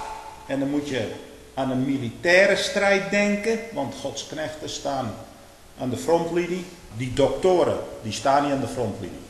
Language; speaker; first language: Dutch; native; Dutch